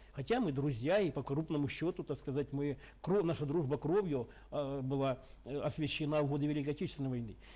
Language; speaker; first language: Russian; native; Russian